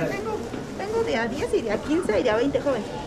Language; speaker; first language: Spanish; native; Spanish